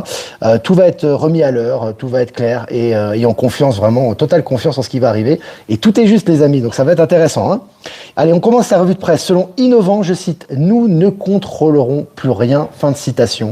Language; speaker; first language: French; native; French